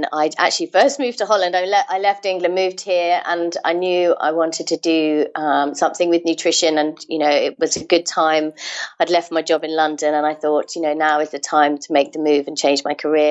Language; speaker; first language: English; native; English